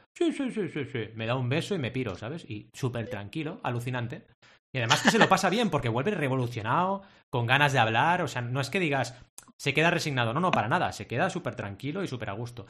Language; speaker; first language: Spanish; native; Spanish